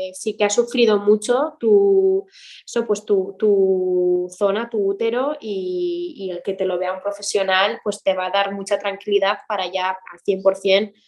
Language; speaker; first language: Spanish; native; Spanish